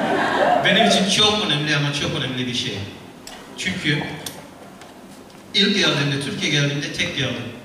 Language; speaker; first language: Turkish; non-native, fluent; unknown